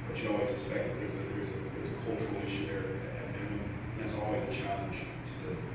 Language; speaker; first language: English; native; English